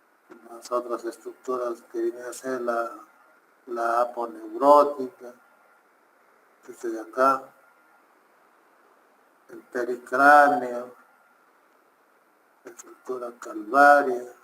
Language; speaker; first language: Spanish; native; Spanish